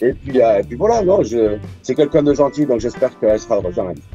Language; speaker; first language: French; native; French